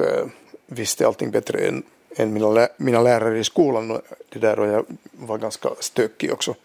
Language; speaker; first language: Swedish; non-native, local second language; Finnish